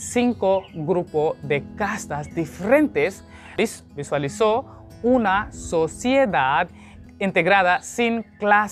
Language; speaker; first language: Spanish; non-native, learner; Hindi